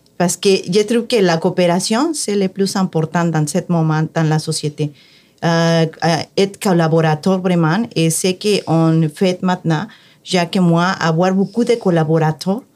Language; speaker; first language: French; non-native, fluent; Spanish